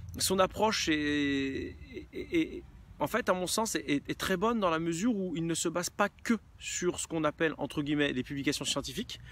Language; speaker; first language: French; native; French